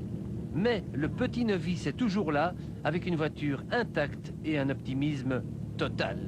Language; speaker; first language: French; native; French